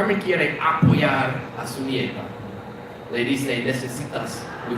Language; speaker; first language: Spanish; non-native, fluent; English